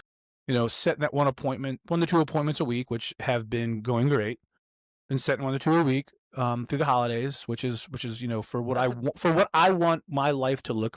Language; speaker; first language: English; native; English